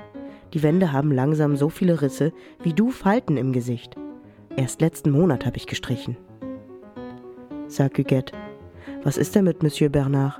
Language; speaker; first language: German; early bilingual, other home language; French